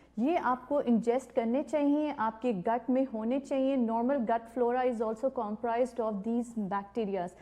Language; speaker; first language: Urdu; native; Urdu